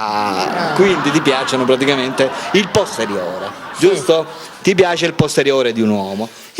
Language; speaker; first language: Italian; native; Italian